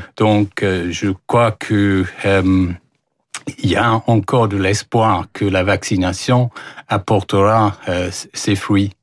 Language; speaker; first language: French; non-native, fluent; English